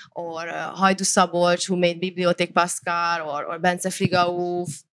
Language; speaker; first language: English; non-native, fluent; Hungarian